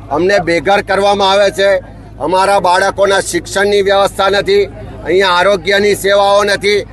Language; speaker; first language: Gujarati; native; Gujarati